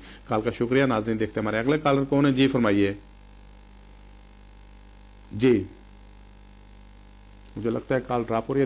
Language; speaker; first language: Urdu; native; Urdu